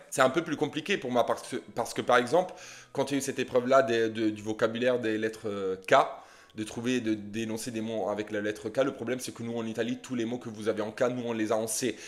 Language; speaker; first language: French; non-native, fluent; Italian